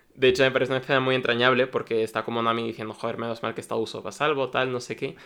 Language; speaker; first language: Spanish; early bilingual, other home language; Russian